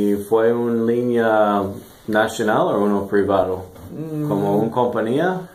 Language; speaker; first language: Spanish; non-native, learner; English